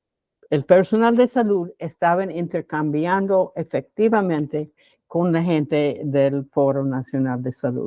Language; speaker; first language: Spanish; non-native, fluent; English